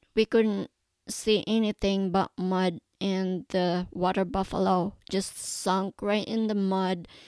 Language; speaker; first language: English; non-native, local second language; Cebuano